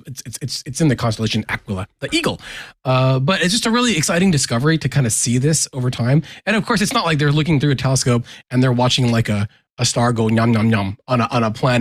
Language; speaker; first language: English; native; English